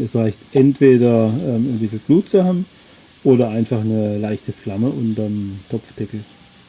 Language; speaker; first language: German; native; German